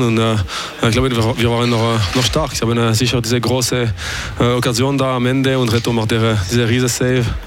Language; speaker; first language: German; non-native, local second language; French